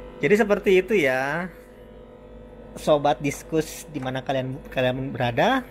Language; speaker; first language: Indonesian; native; Indonesian